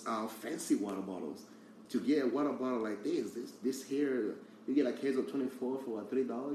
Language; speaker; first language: English; early bilingual, other home language; Portuguese